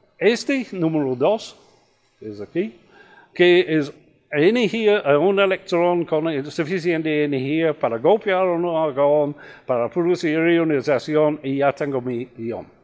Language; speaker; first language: Spanish; non-native, fluent; English